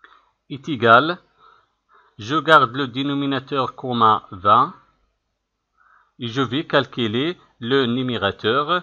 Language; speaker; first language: French; non-native, local second language; Arabic